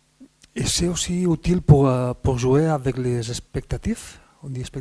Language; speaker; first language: French; non-native, fluent; Spanish